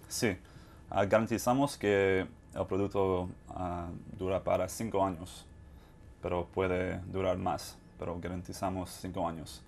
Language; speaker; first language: Spanish; non-native, fluent; English